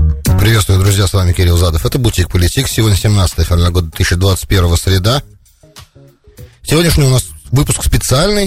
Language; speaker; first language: Russian; native; Russian